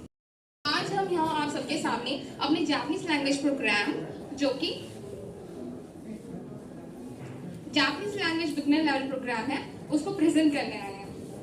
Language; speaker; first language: Hindi; native; Hindi